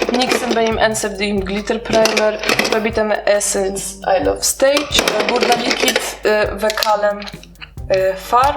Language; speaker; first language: Turkish; non-native, learner; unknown